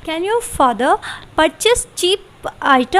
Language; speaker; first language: English; non-native, learner; Hindi